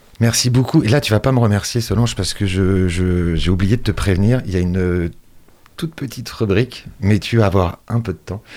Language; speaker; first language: French; native; French